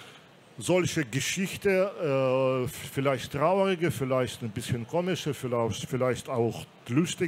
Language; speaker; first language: German; non-native, fluent; Belarusian